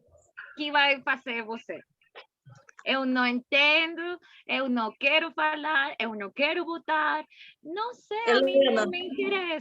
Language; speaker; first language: Portuguese; non-native, learner; Spanish